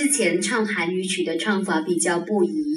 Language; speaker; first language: Chinese; native; Chinese